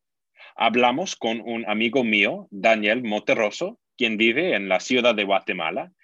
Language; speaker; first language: Spanish; non-native, fluent; English